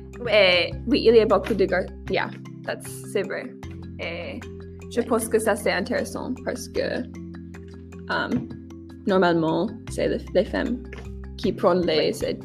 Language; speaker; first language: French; non-native, learner; English